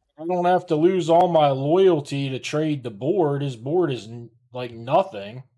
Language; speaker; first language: English; native; English